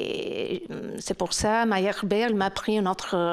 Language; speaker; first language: French; non-native, fluent; Albanian